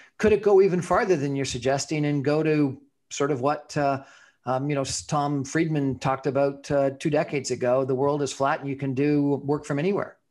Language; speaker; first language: English; native; English